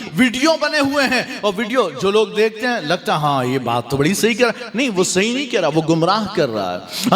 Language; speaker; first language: Urdu; native; Urdu